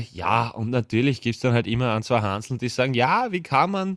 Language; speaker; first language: German; native; German